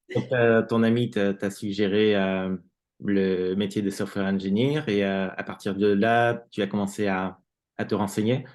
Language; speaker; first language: French; native; French